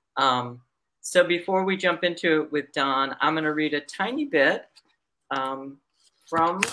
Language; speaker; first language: English; native; English